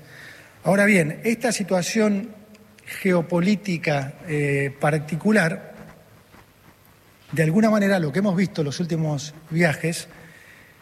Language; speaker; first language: Spanish; native; Spanish